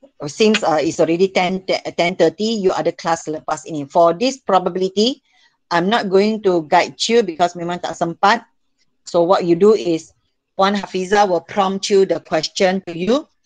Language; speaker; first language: English; non-native, local second language; Malay